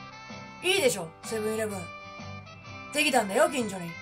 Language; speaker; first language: Japanese; native; Japanese